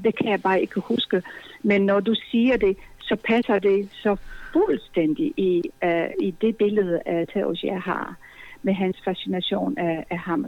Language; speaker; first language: Danish; non-native, fluent; Polish